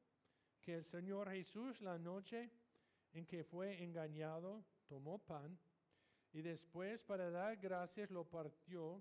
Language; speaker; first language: Spanish; non-native, fluent; English